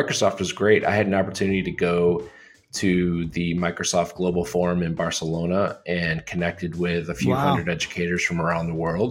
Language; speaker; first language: English; native; English